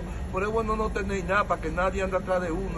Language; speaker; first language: Spanish; native; Spanish